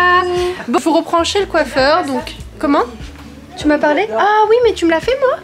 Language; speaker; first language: French; native; French